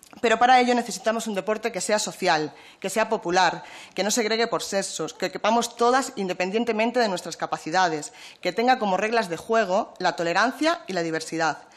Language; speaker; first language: Spanish; native; Spanish